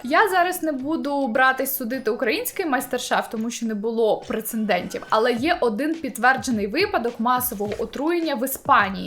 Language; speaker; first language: Ukrainian; native; Ukrainian